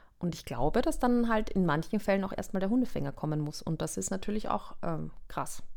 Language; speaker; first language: German; native; German